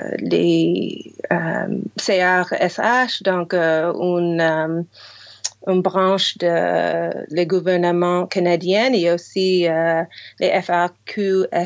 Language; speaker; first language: French; non-native, fluent; English